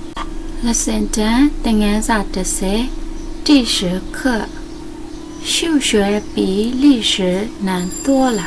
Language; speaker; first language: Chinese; non-native, fluent; Burmese